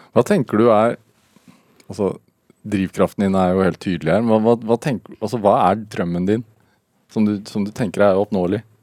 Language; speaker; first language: Norwegian; native; Norwegian